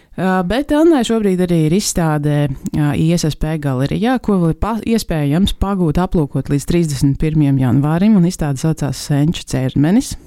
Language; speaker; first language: Latvian; native; Latvian